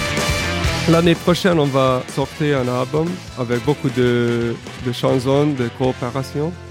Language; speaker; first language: French; non-native, fluent; Hungarian